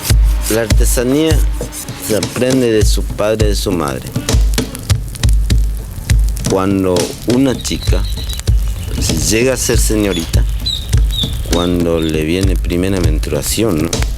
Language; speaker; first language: Spanish; non-native, local second language; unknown